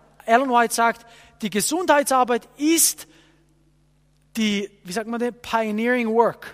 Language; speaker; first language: German; non-native, fluent; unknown